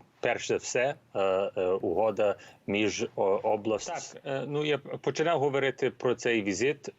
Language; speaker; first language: Ukrainian; early bilingual, heritage; Ukrainian